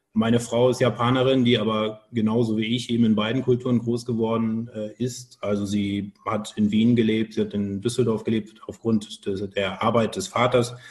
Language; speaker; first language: German; native; German